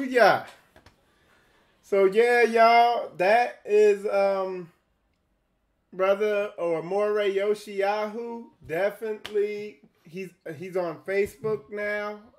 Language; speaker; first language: English; native; English